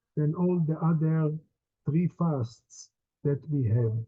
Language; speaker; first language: English; non-native, fluent; Hebrew